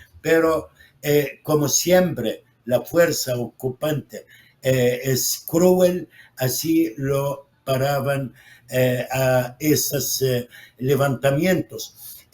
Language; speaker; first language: Spanish; non-native, fluent; Arabic